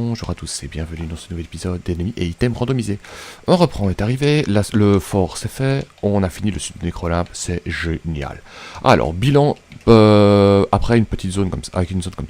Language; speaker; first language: French; native; French